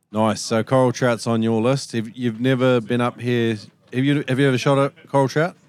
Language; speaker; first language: English; native; English